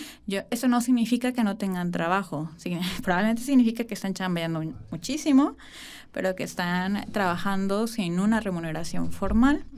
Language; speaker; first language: Spanish; native; Spanish